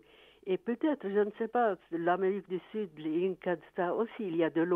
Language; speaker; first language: French; non-native, fluent; Arabic